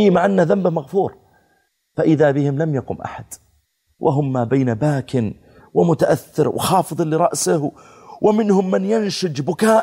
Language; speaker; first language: Arabic; native; Arabic